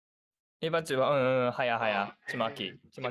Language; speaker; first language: Chinese; non-native, learner; Japanese